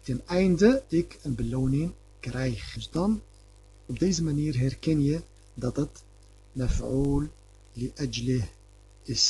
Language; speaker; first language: Dutch; non-native, fluent; Arabic